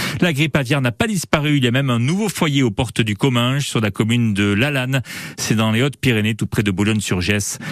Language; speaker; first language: French; native; French